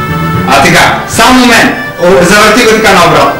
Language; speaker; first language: Bulgarian; native; Bulgarian